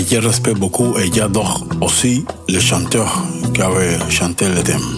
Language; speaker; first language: French; non-native, learner; Spanish